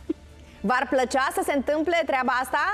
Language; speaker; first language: Romanian; native; Romanian